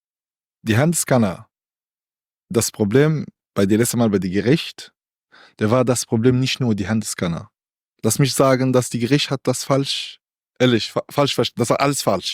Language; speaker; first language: German; non-native, learner; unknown